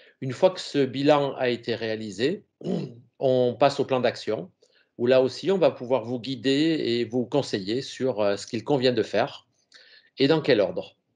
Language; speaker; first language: French; native; French